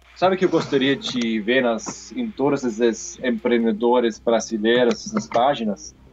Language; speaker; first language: Portuguese; non-native, fluent; German